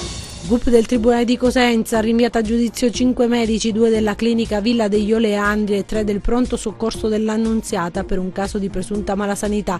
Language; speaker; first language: Italian; native; Italian